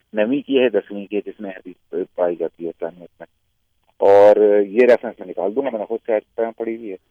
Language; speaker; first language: Urdu; native; Urdu